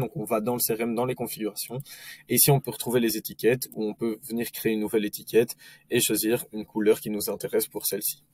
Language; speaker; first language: French; native; French